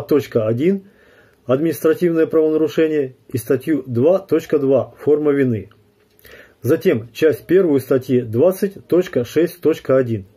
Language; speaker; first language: Russian; native; Russian